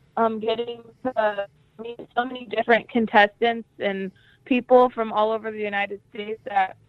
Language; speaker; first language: English; native; English